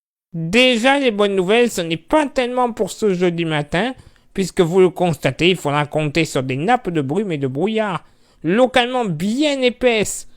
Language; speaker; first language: French; native; French